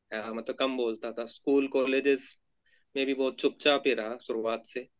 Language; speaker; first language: Hindi; native; Hindi